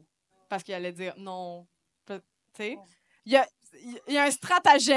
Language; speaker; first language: French; native; French